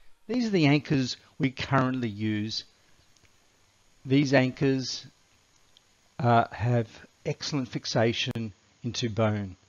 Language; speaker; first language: English; native; English